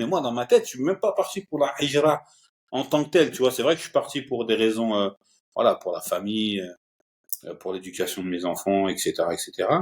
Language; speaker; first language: French; early bilingual, other home language; Turkish